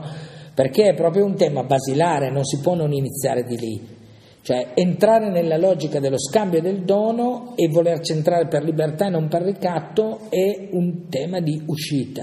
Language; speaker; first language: Italian; native; Italian